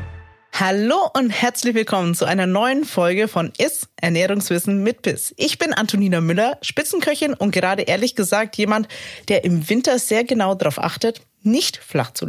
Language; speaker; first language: German; native; German